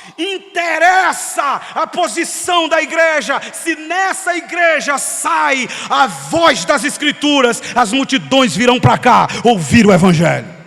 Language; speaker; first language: Portuguese; native; Portuguese